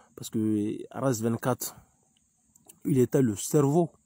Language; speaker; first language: French; non-native, local second language; Bambara